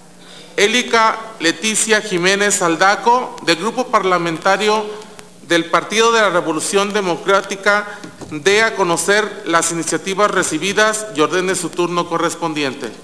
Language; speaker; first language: Spanish; native; Spanish